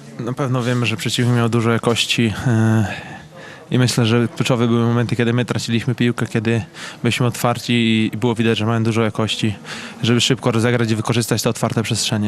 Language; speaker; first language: Polish; native; Polish